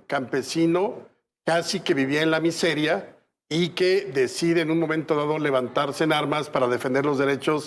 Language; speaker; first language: Spanish; native; Spanish